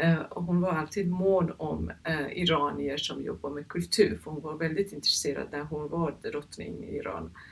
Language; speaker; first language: Swedish; non-native, fluent; Persian